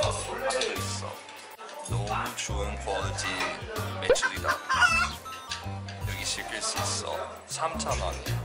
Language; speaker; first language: Korean; non-native, fluent; English